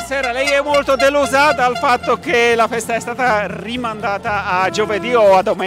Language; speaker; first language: Italian; non-native, learner; Polish